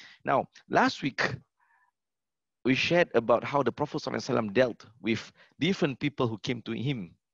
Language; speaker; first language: English; non-native, local second language; Malay